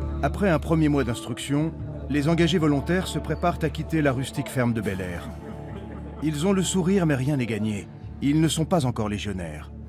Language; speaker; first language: French; native; French